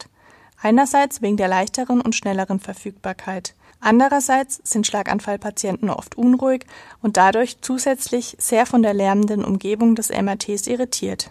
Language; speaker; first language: German; native; German